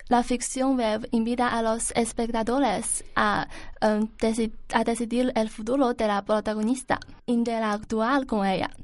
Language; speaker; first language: Spanish; non-native, learner; Chinese